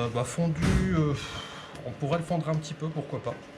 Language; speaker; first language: French; native; French